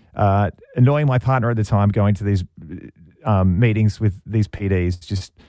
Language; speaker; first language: English; native; English